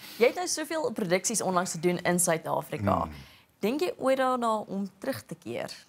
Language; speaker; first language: Afrikaans; native; Afrikaans